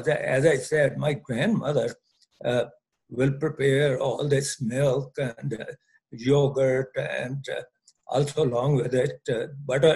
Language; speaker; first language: English; non-native, local second language; Punjabi